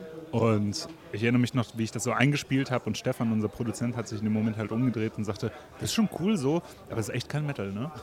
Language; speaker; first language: German; native; German